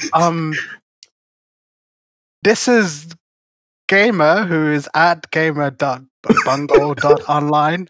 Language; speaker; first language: English; native; English